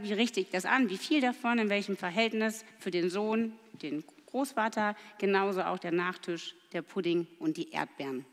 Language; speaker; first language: German; native; German